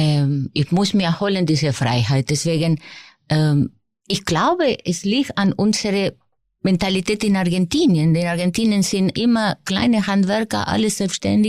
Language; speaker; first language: German; non-native, fluent; Spanish